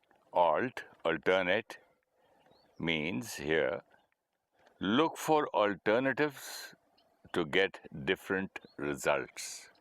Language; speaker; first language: English; non-native, local second language; Hindi